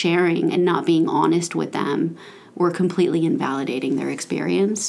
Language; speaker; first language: English; native; English